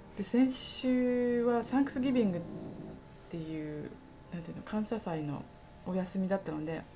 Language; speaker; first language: Japanese; native; Japanese